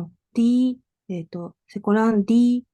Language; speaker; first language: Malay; non-native, learner; Japanese